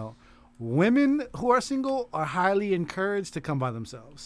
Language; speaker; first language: English; native; English